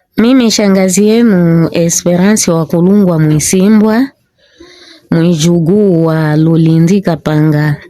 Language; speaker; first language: Swahili; non-native, local second language; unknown